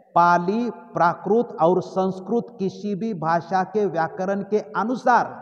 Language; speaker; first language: Hindi; non-native, local second language; Marathi